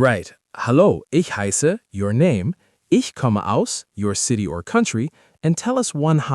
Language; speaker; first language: German; non-native, fluent; English